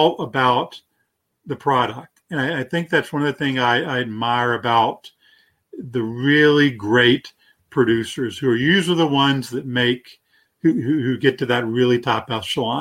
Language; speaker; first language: English; native; English